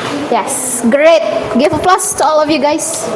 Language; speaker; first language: English; non-native, learner; Indonesian